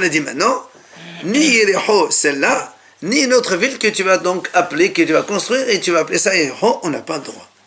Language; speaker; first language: French; native; French